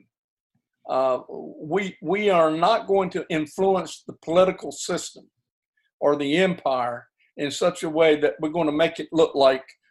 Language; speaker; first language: English; native; English